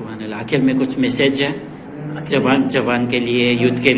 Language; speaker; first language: Hindi; non-native, learner; Gujarati